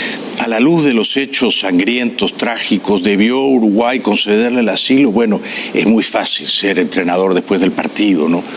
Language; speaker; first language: Spanish; native; Spanish